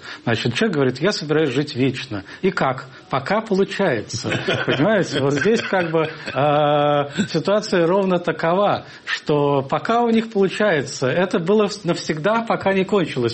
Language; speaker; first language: Russian; native; Russian